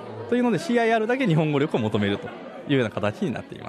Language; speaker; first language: Japanese; native; Japanese